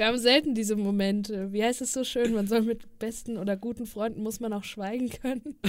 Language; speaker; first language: German; native; German